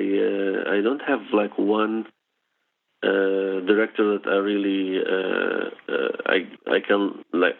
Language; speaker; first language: English; non-native, fluent; Hebrew